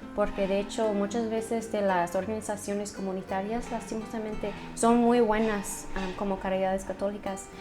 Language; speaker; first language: Spanish; non-native, fluent; English